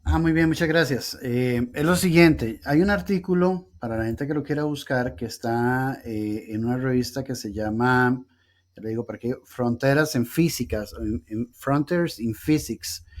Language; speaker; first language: Spanish; native; Spanish